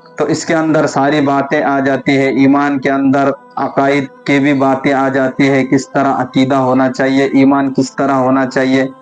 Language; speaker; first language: Urdu; native; Urdu